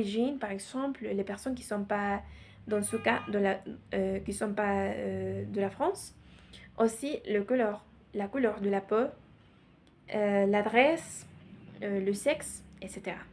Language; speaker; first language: French; non-native, learner; Spanish